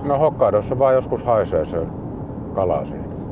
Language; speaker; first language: Finnish; native; Finnish